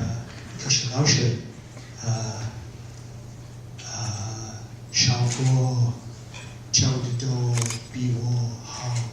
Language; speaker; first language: Chinese; non-native, learner; English